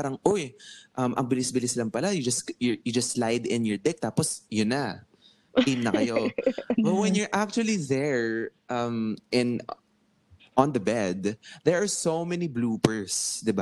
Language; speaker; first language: English; non-native, local second language; Filipino